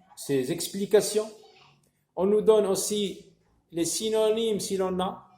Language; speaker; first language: French; non-native, local second language; Arabic